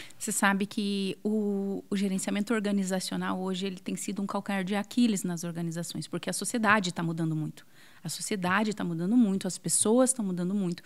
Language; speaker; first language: Portuguese; native; Portuguese